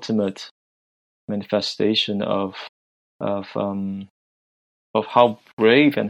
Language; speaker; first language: English; non-native, local second language; Cantonese